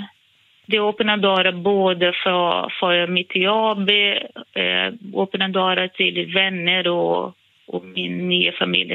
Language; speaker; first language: Swedish; non-native, fluent; Portuguese